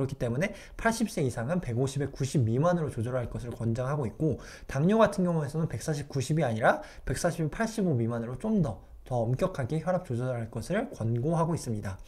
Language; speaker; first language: Korean; native; Korean